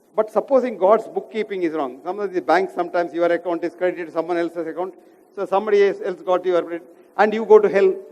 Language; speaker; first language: English; non-native, local second language; Kannada